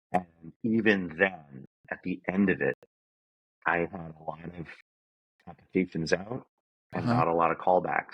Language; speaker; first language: English; native; English